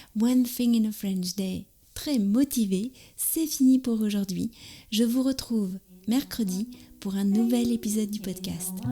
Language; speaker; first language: French; native; French